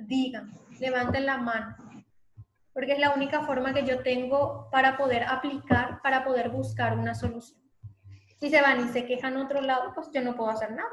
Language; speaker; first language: Spanish; native; Spanish